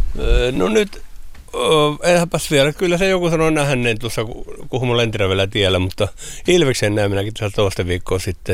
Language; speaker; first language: Finnish; native; Finnish